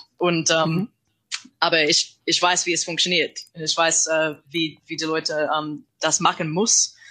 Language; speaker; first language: German; non-native, learner; English